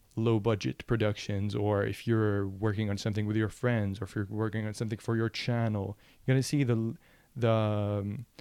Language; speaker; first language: English; non-native, fluent; Arabic